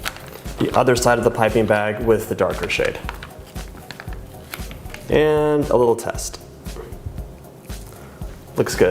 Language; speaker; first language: English; native; English